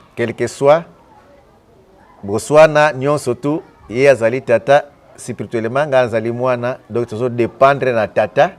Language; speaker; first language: Lingala; non-native, local second language; Kongo